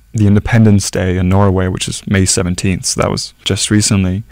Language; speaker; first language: English; non-native, fluent; Norwegian